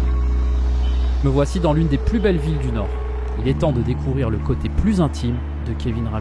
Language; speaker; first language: French; native; French